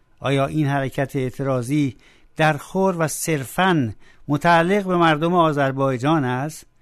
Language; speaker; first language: Persian; non-native, local second language; Azerbaijani